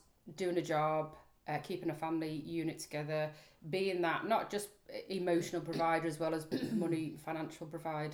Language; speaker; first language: English; native; English